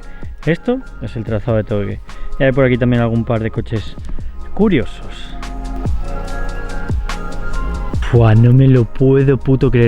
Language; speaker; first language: Spanish; native; Spanish